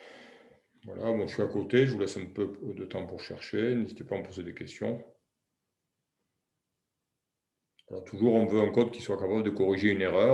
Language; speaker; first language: French; native; French